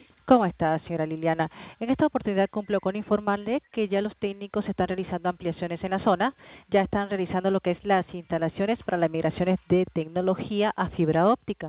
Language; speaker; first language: Spanish; native; Spanish